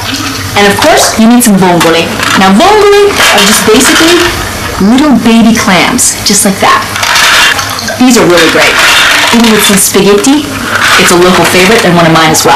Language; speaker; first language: English; early bilingual, other home language; Italian